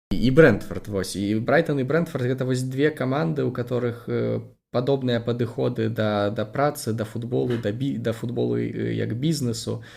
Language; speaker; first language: Belarusian; non-native, local second language; Russian